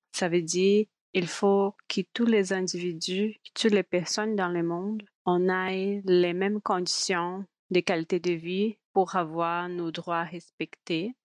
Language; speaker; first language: French; non-native, fluent; Portuguese